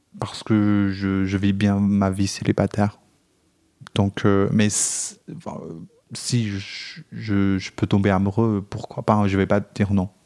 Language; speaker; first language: French; non-native, fluent; Chinese